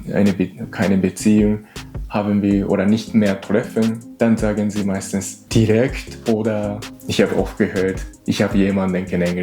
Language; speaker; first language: German; non-native, learner; Japanese